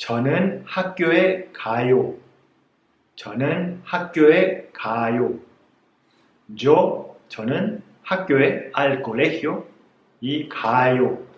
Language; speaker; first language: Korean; non-native, fluent; Spanish